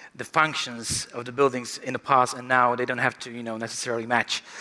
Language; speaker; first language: English; non-native, fluent; Slovak